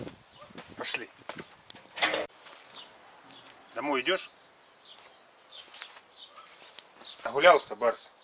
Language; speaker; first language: Russian; native; Russian